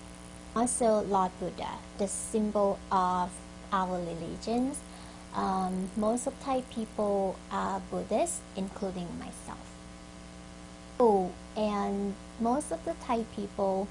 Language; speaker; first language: English; non-native, fluent; Thai